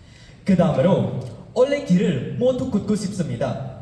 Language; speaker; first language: Korean; non-native, fluent; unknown